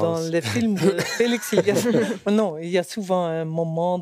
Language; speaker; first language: French; non-native, fluent; Dutch